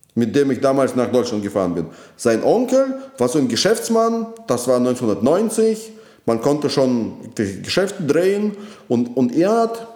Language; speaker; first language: German; non-native, fluent; Russian